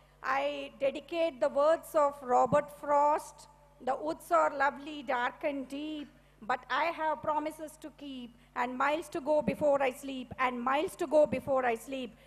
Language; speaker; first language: English; non-native, local second language; Tamil